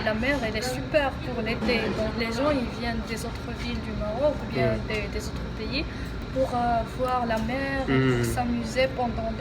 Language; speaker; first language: French; non-native, local second language; Arabic